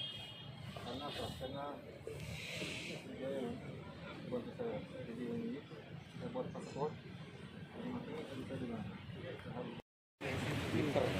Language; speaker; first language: Indonesian; non-native, fluent; Portuguese